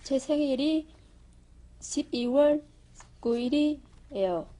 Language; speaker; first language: Korean; non-native, learner; Vietnamese